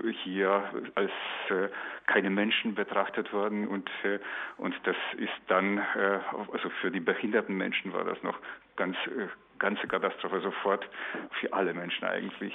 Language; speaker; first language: German; non-native, fluent; Polish